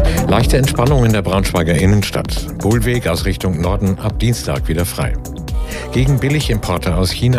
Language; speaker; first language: German; native; German